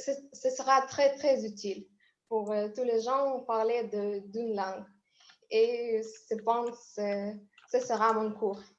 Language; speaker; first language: French; non-native, learner; Russian